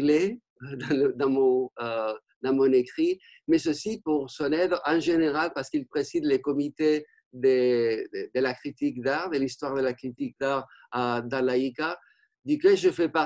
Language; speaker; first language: French; non-native, fluent; Spanish